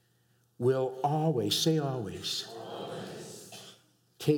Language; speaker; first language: English; native; English